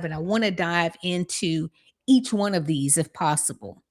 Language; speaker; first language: English; native; English